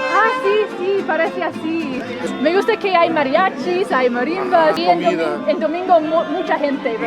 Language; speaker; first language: Spanish; non-native, learner; English